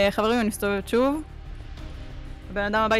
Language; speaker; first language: Hebrew; native; Hebrew